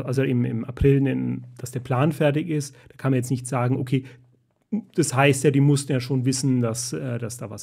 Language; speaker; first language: German; native; German